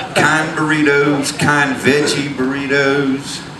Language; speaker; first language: English; native; English